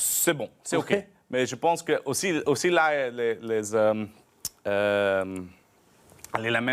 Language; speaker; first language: French; non-native, learner; Dutch